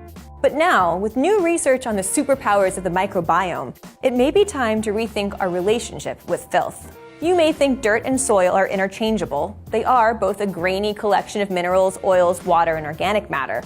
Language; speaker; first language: English; native; English